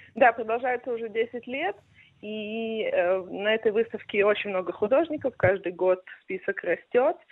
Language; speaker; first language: Russian; non-native, fluent; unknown